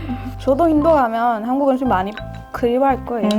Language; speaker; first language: Korean; non-native, fluent; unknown